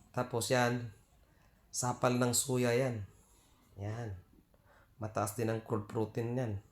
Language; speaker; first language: Filipino; non-native, local second language; Cebuano